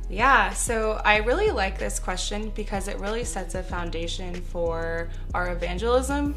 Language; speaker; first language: English; native; English